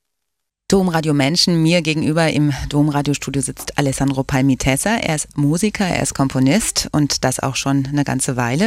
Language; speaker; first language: German; native; German